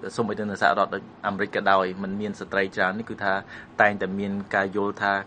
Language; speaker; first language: Khmer; native; Khmer